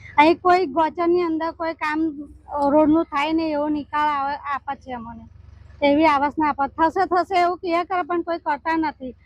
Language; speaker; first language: Gujarati; native; Gujarati